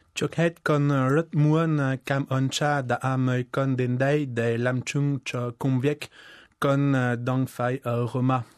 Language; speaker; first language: Vietnamese; non-native, fluent; French